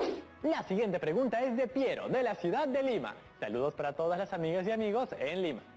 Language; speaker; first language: Spanish; native; Spanish